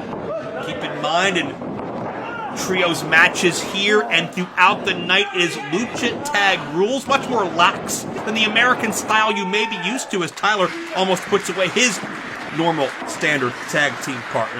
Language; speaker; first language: English; native; English